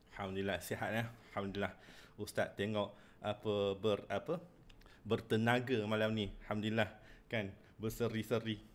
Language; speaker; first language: Malay; non-native, local second language; Chinese